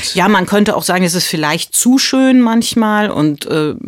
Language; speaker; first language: German; early bilingual, heritage; German